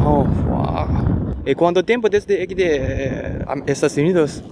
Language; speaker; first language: Spanish; non-native, learner; Japanese